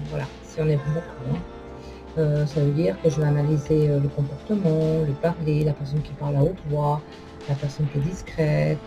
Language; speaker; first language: French; native; French